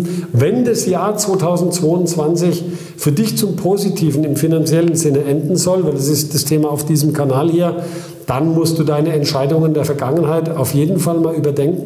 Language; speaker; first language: German; native; German